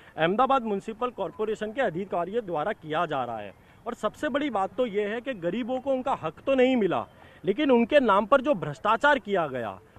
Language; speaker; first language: Hindi; non-native, local second language; Gujarati